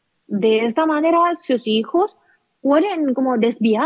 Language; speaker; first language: Spanish; non-native, learner; Korean